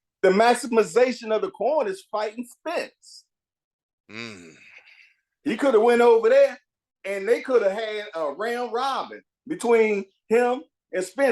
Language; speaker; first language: English; native; English